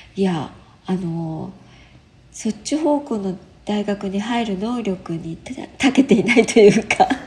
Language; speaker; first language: Japanese; native; Japanese